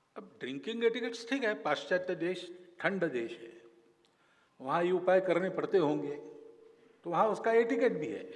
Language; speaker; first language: Hindi; non-native, local second language; Marathi